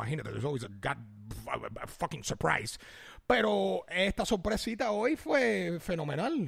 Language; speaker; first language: Spanish; early bilingual, heritage; Spanish